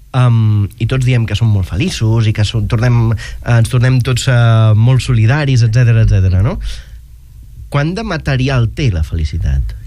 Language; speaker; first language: Catalan; native; Catalan